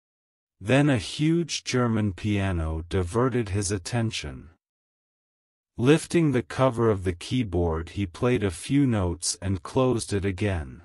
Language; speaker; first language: English; non-native, local second language; Urdu